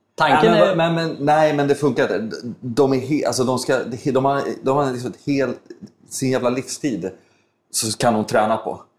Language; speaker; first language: Swedish; native; Swedish